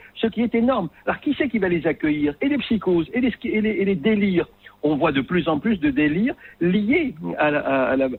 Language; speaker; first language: French; non-native, local second language; Arabic